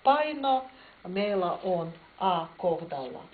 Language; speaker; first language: Finnish; non-native, fluent; Russian